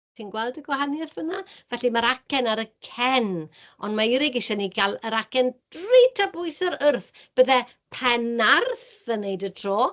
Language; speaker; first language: Welsh; native; Welsh